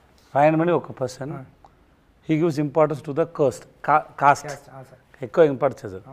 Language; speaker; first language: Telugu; non-native, learner; Tamil